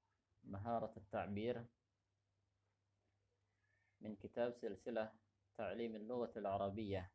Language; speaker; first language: Arabic; non-native, fluent; Indonesian